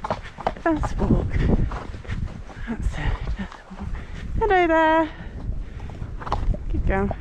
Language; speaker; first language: English; native; English